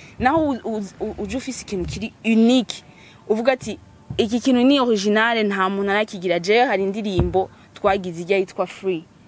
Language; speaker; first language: Rundi; early bilingual, heritage; Rundi